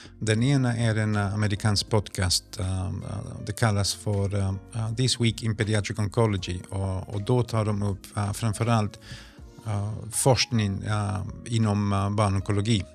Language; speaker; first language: Swedish; non-native, fluent; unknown